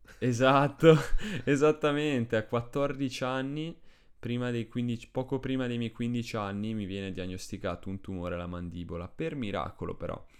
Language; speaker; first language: Italian; early bilingual, other home language; Spanish